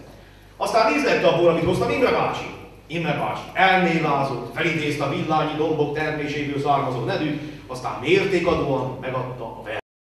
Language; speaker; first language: Hungarian; native; Hungarian